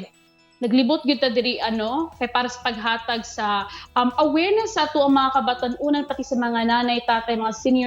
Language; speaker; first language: Cebuano; native; Cebuano